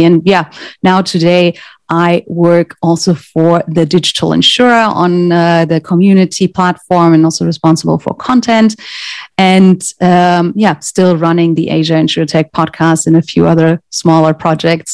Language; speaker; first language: English; non-native, fluent; German